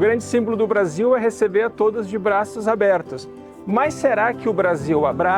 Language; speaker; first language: Portuguese; native; Portuguese